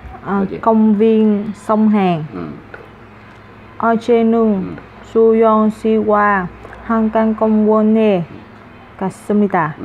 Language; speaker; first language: Vietnamese; non-native, learner; Korean